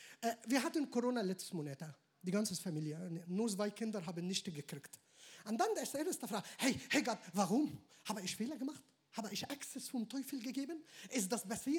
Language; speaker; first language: German; non-native, learner; Arabic